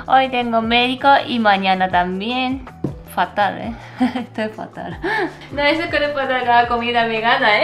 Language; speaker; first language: Spanish; non-native, learner; Japanese